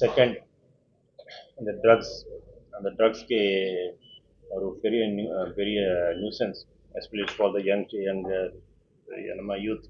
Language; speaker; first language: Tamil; non-native, fluent; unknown